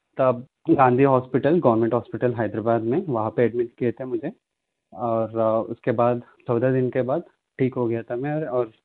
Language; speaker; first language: Hindi; non-native, local second language; Telugu